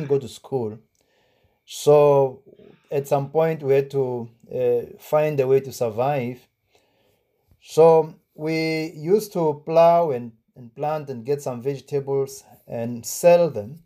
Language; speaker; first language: English; non-native, local second language; Tsonga